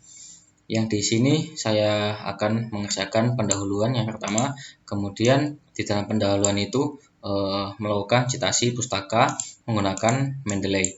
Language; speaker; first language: Indonesian; native; Indonesian